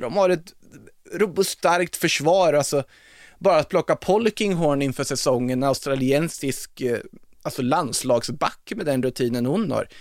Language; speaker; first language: Swedish; native; Swedish